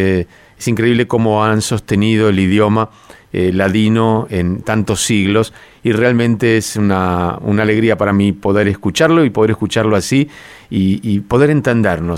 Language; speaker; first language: Spanish; native; Spanish